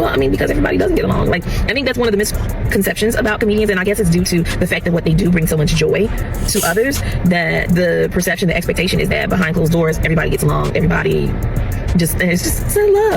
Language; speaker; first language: English; native; English